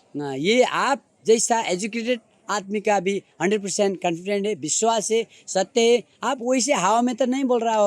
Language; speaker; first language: Hindi; non-native, learner; Nepali